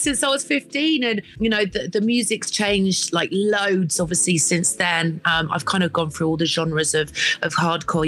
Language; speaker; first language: English; native; English